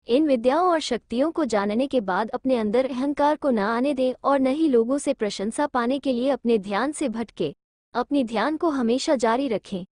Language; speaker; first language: Hindi; native; Hindi